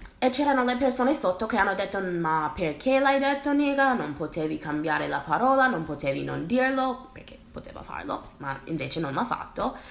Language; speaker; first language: Italian; non-native, fluent; English